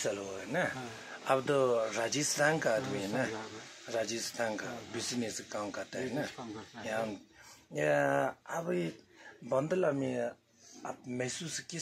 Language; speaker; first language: Hindi; non-native, learner; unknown